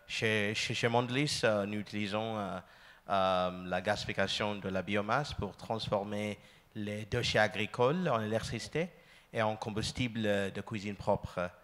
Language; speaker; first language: French; non-native, learner; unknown